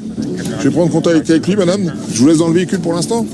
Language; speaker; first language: French; native; French